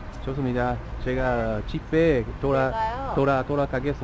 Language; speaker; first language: Korean; non-native, learner; English